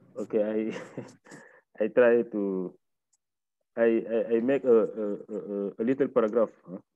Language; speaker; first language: English; non-native, learner; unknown